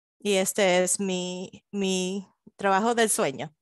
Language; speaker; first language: Spanish; early bilingual, heritage; Spanish